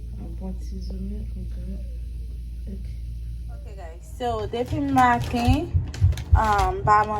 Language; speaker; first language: French; non-native, learner; Haitian Creole